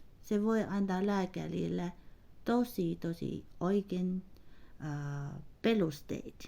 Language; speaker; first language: Finnish; non-native, learner; Chinese